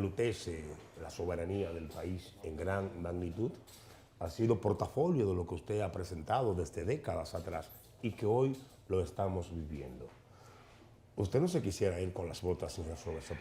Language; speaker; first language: Spanish; native; Spanish